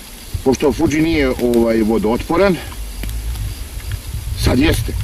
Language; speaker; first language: Serbian; native; Serbian